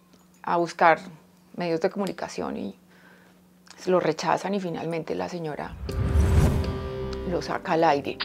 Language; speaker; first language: Spanish; native; Spanish